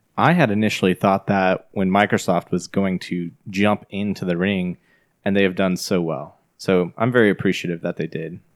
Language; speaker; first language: English; native; English